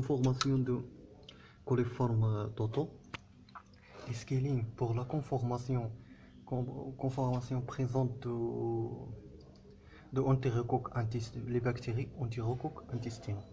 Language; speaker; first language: French; non-native, learner; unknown